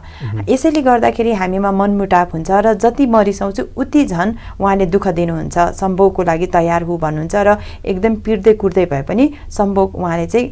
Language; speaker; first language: Nepali; native; Nepali